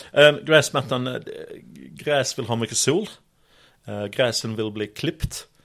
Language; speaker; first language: Swedish; non-native, fluent; English